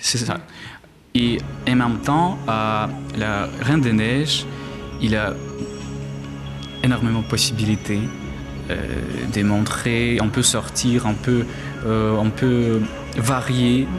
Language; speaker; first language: French; non-native, learner; Russian